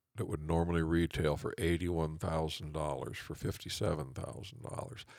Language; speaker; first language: English; native; English